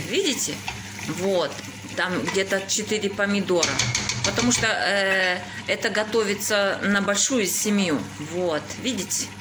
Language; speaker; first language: Russian; non-native, local second language; Kazakh